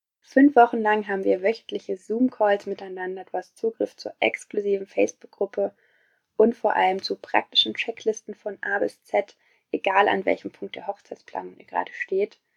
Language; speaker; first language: German; native; German